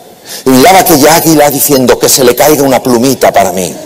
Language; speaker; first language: Spanish; native; Spanish